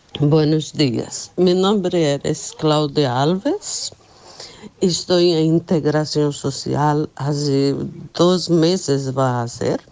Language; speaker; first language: Spanish; non-native, learner; Portuguese